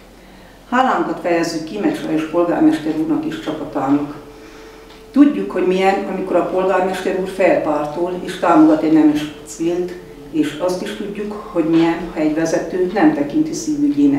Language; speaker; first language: Hungarian; native; Hungarian